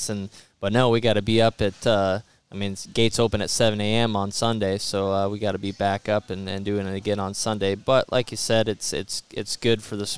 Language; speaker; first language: English; native; English